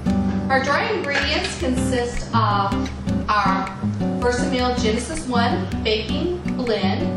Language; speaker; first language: English; native; English